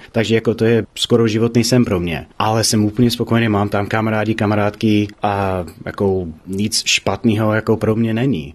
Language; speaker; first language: Czech; non-native, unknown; English